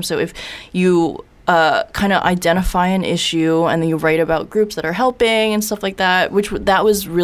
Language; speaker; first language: English; native; English